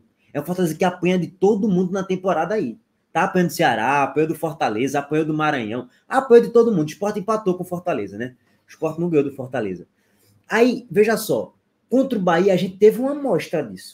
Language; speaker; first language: Portuguese; native; Portuguese